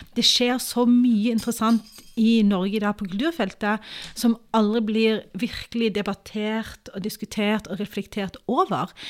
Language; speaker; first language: Norwegian; early bilingual, other home language; Urdu